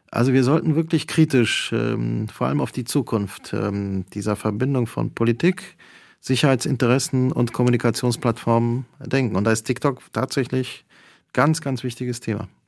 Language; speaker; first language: German; early bilingual, other home language; Polish